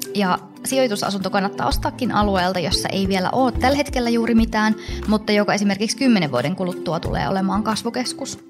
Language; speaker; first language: Finnish; native; Finnish